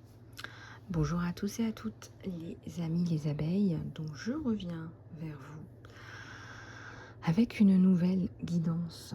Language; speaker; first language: French; native; French